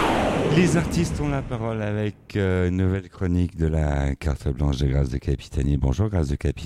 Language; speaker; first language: French; native; French